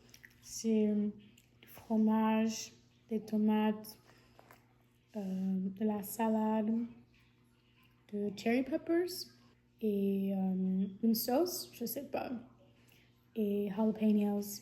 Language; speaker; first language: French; non-native, fluent; English